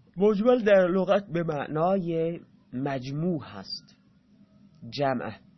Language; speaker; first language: Persian; non-native, local second language; Baluchi